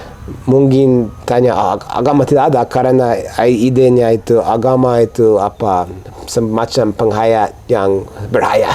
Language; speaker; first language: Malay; non-native, fluent; English